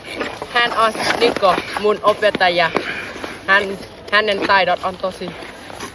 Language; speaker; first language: Finnish; non-native, learner; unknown